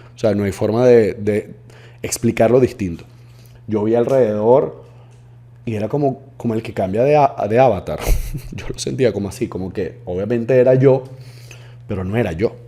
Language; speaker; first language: Spanish; native; Spanish